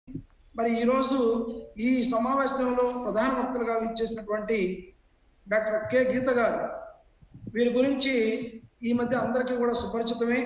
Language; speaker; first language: Telugu; native; Telugu